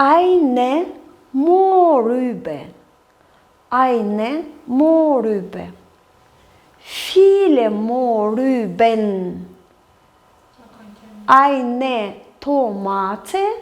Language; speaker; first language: German; non-native, fluent; Kyrgyz